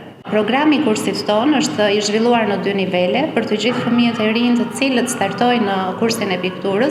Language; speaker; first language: Albanian; native; Albanian